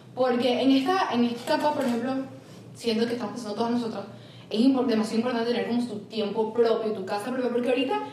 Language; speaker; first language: Spanish; native; Spanish